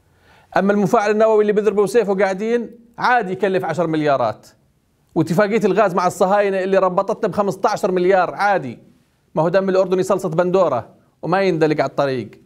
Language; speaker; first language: Arabic; native; Arabic